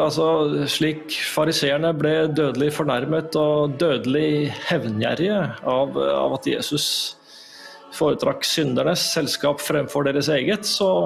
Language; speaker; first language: Norwegian; native; Norwegian